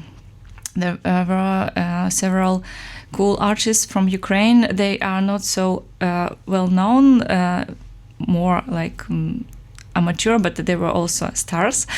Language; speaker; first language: English; non-native, fluent; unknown